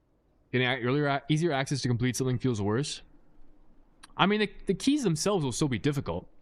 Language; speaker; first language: English; native; English